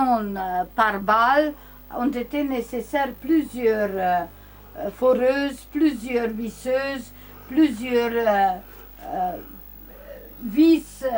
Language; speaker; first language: French; non-native, learner; Romanian